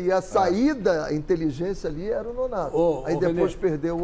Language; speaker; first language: Portuguese; native; Portuguese